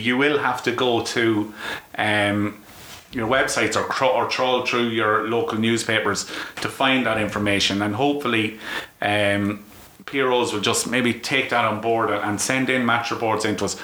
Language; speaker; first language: English; native; English